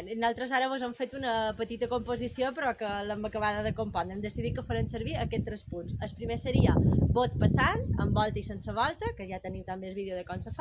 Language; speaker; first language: Catalan; native; Catalan